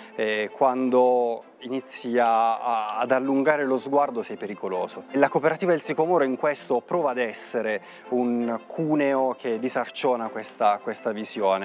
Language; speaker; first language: Italian; native; Italian